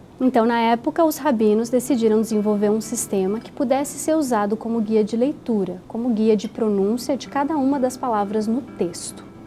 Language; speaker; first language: Portuguese; native; Portuguese